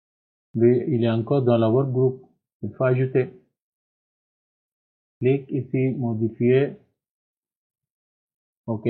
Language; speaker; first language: French; non-native, learner; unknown